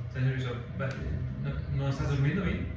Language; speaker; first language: Spanish; native; Spanish